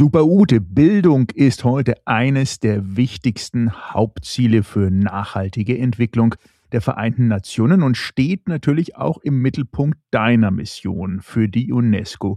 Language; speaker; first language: German; native; German